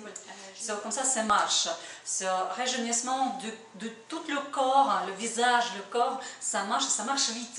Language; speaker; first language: French; non-native, learner; Russian